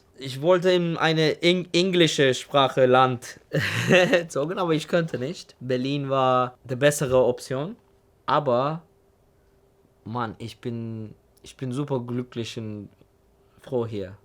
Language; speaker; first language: German; non-native, learner; Turkish